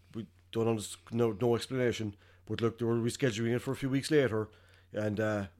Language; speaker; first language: English; native; English